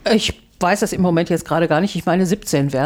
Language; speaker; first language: German; native; German